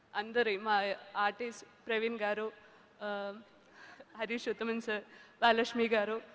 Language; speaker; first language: Telugu; non-native, learner; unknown